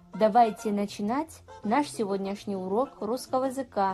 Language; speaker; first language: Russian; non-native, fluent; Kazakh